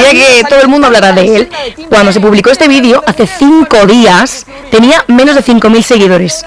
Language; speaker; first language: Spanish; native; Spanish